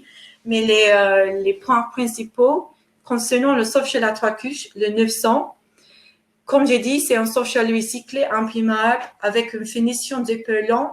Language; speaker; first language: French; non-native, fluent; English